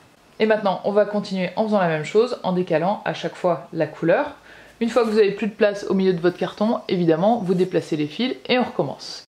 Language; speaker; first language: French; native; French